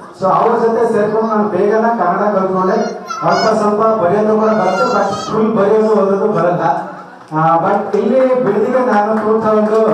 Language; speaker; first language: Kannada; non-native, local second language; Telugu